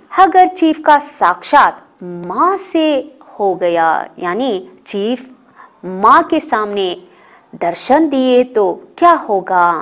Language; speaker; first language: Hindi; non-native, local second language; Kannada